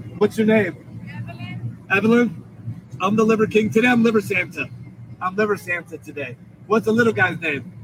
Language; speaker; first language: English; native; English